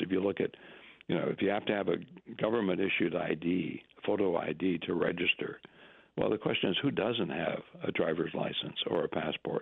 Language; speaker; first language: English; native; English